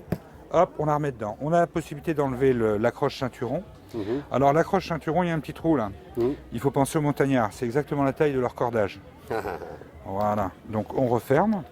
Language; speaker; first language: French; native; French